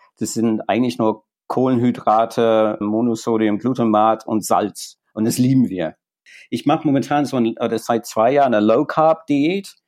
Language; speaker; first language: German; non-native, fluent; English